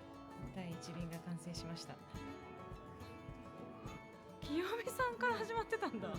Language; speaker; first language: Japanese; native; Japanese